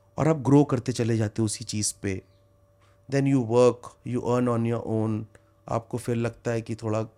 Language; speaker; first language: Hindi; non-native, local second language; Bangla